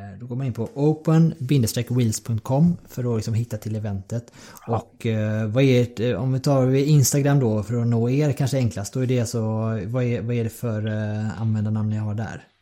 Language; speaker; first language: Swedish; native; Swedish